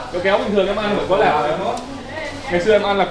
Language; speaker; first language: Vietnamese; native; Vietnamese